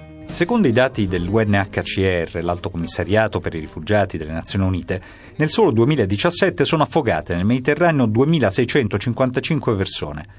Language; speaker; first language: Italian; native; Italian